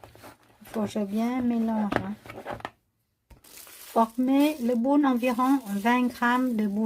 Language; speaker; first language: French; non-native, learner; Vietnamese